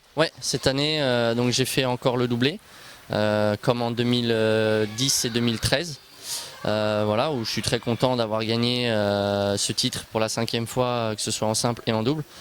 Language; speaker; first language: French; early bilingual, other home language; Bosnian